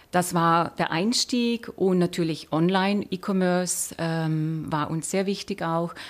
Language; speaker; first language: German; native; German